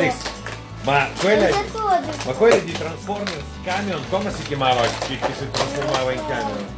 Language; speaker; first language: Italian; non-native, fluent; Russian